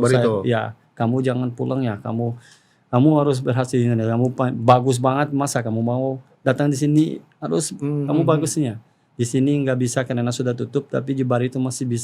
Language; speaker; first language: Indonesian; non-native, fluent; Portuguese